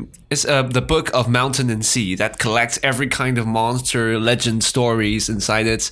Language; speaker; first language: English; non-native, fluent; Chinese